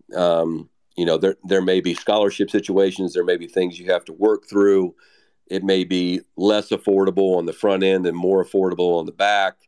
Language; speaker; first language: English; native; English